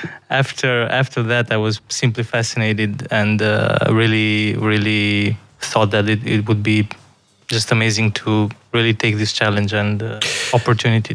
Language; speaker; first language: English; non-native, fluent; Romanian